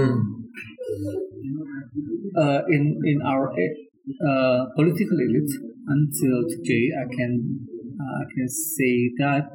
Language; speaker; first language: English; non-native, learner; Indonesian